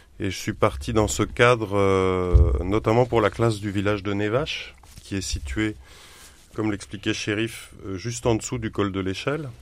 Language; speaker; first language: French; native; French